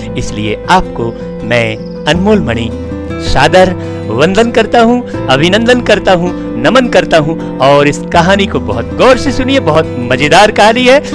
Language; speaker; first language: Hindi; native; Hindi